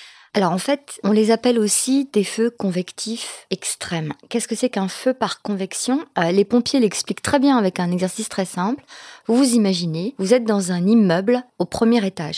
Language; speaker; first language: French; native; French